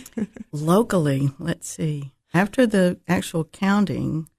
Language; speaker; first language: English; native; English